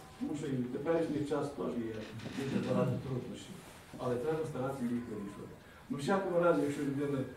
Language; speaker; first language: Ukrainian; native; Ukrainian